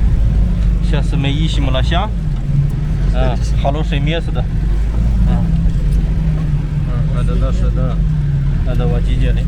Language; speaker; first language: Russian; non-native, learner; Chinese